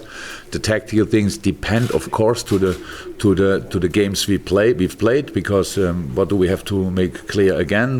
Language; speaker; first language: English; non-native, fluent; German